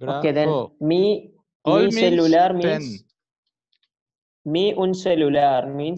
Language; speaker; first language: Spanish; non-native, learner; Malayalam